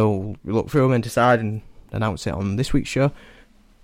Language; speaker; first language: English; native; English